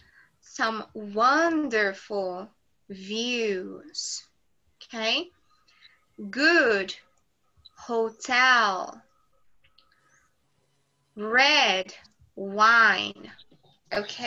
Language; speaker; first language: English; non-native, fluent; Portuguese